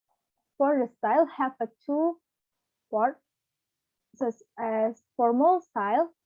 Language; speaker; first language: English; non-native, learner; Balinese